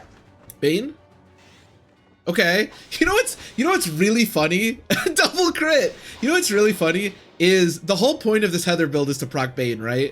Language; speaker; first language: English; native; English